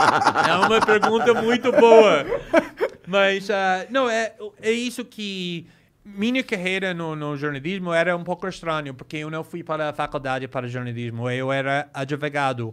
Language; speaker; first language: Portuguese; non-native, fluent; English